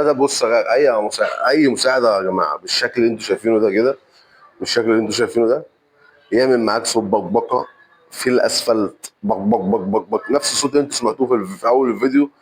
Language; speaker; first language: Arabic; native; Arabic